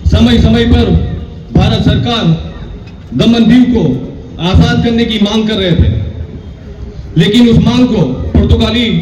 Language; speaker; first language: Hindi; non-native, local second language; Gujarati